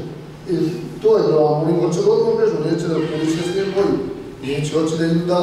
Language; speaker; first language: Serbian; non-native, learner; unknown